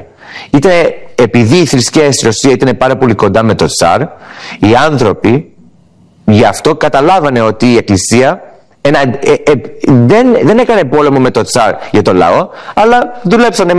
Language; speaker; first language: Greek; early bilingual, heritage; Greek